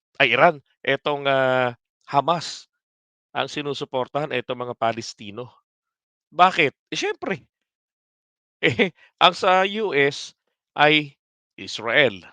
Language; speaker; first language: Filipino; native; Filipino